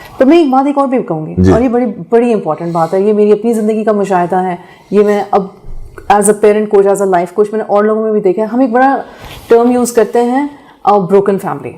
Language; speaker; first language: Urdu; native; Urdu